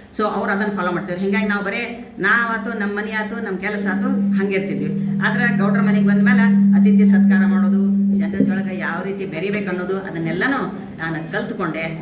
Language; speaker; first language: Kannada; native; Kannada